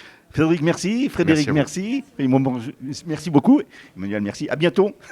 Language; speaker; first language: French; native; French